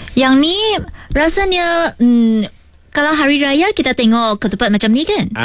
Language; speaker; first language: Malay; non-native, local second language; Chinese